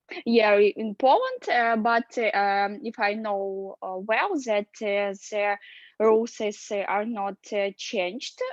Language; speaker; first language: English; non-native, learner; Russian